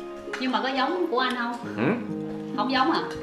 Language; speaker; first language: Vietnamese; native; Vietnamese